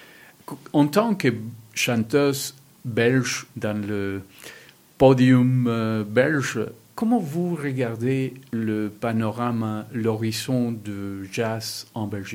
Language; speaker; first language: French; non-native, learner; Spanish